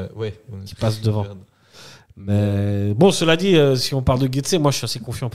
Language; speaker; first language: French; native; French